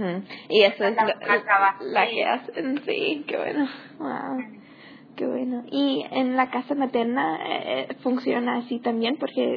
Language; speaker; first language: Spanish; non-native, learner; English